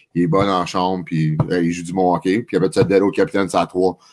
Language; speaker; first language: French; native; French